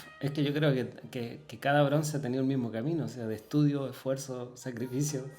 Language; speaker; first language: Spanish; native; Spanish